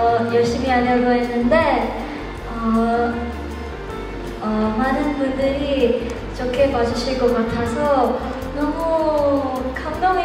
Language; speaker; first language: Korean; non-native, learner; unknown